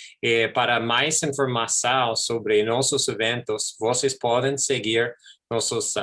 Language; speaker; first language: Portuguese; non-native, fluent; English